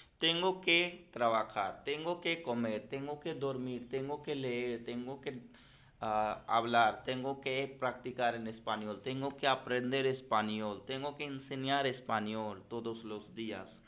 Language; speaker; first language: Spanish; non-native, learner; Hindi